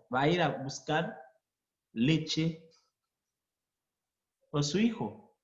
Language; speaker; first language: Spanish; non-native, fluent; Haitian Creole